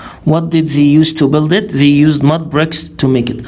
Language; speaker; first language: English; non-native, fluent; Arabic